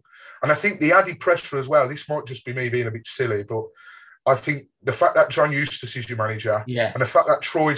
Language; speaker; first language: English; native; English